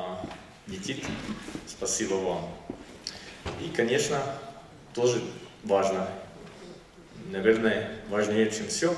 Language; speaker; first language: Russian; non-native, learner; German